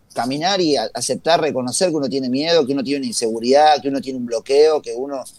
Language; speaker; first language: Spanish; native; Spanish